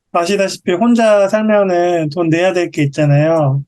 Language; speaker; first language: Korean; native; Korean